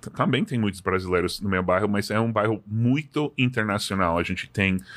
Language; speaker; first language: Portuguese; non-native, fluent; English